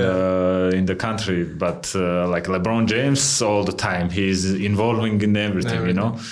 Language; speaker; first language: English; non-native, fluent; Georgian